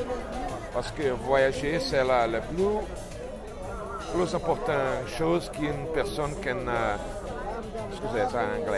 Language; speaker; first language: French; non-native, learner; Portuguese